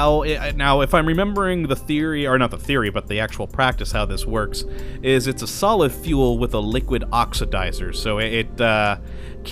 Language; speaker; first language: English; native; English